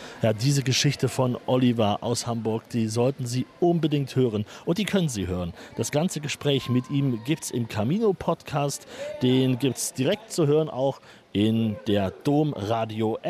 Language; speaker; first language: German; native; German